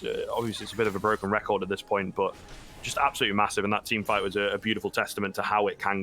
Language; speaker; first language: English; native; English